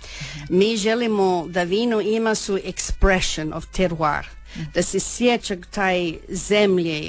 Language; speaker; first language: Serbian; early bilingual, heritage; Croatian